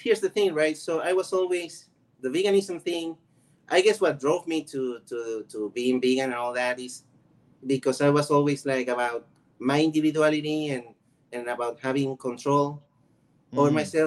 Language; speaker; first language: English; non-native, fluent; Spanish